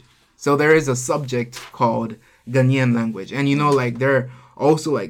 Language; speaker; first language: English; non-native, local second language; Korean